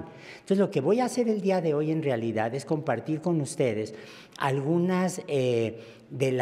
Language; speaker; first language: Spanish; native; Spanish